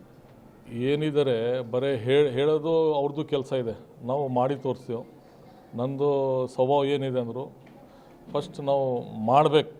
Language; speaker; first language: Kannada; non-native, local second language; Urdu